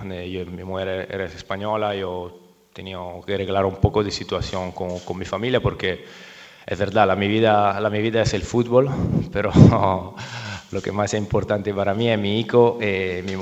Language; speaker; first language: Spanish; non-native, fluent; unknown